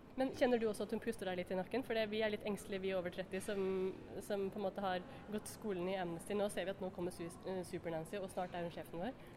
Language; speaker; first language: Norwegian; native; Norwegian